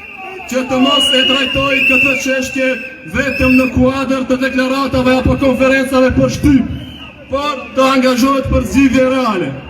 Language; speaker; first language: Albanian; native; Albanian